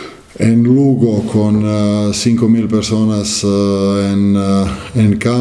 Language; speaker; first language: Spanish; non-native, fluent; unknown